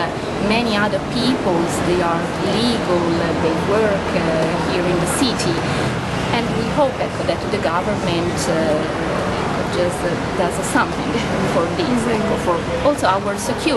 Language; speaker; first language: English; non-native, fluent; Italian